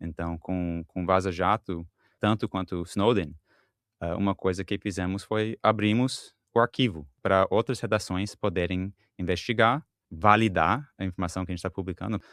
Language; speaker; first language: Portuguese; non-native, fluent; English